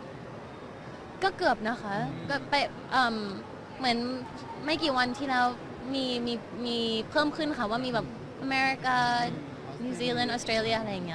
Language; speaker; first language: Thai; native; Thai